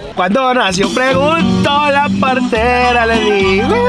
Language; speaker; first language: Spanish; early bilingual, heritage; Spanish